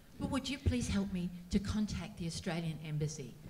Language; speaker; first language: English; native; English